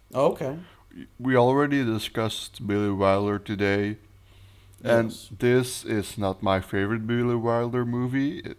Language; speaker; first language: English; non-native, fluent; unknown